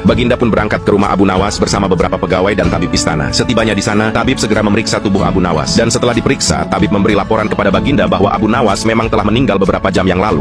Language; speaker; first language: Indonesian; native; Indonesian